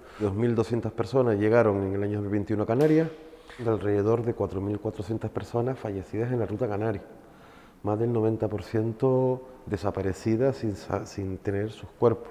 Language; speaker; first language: Spanish; native; Spanish